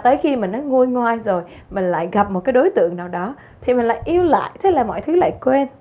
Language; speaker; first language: Vietnamese; native; Vietnamese